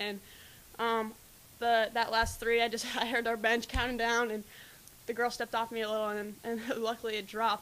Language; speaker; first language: English; native; English